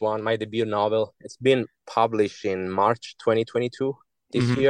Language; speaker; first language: English; non-native, fluent; Italian